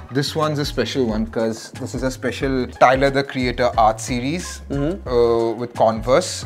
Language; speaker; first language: English; non-native, local second language; Assamese